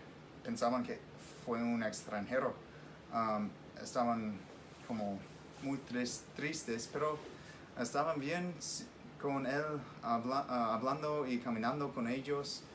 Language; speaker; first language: Spanish; non-native, fluent; English